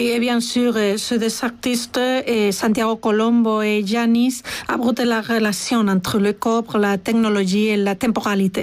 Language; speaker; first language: French; non-native, fluent; Spanish